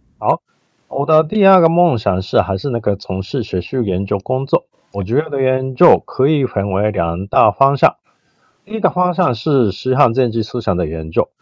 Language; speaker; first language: Chinese; non-native, fluent; Japanese